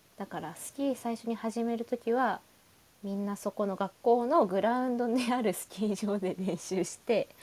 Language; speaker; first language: Japanese; native; Japanese